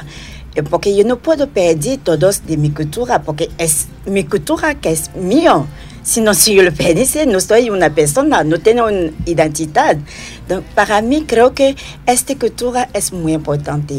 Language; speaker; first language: Spanish; non-native, learner; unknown